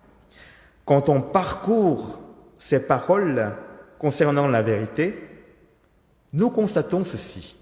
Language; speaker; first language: French; non-native, fluent; Korean